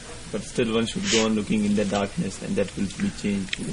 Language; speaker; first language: English; non-native, local second language; Punjabi